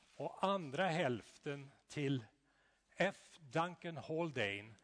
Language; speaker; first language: Swedish; native; Swedish